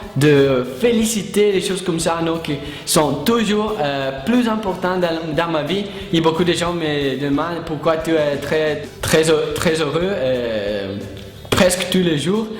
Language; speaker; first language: French; non-native, learner; Italian